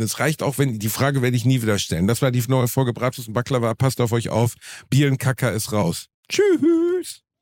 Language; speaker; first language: German; native; German